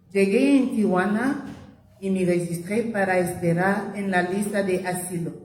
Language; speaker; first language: Spanish; non-native, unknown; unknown